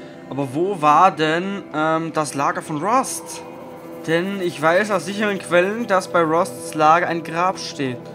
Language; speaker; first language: German; native; German